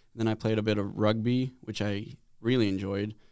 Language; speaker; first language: English; non-native, fluent; Swedish